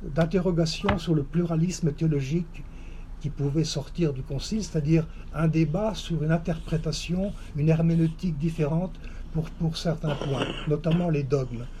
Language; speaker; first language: French; native; French